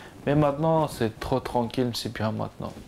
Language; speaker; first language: French; non-native, learner; Persian